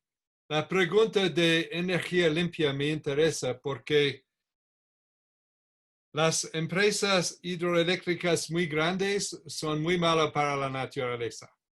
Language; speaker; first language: Spanish; non-native, learner; English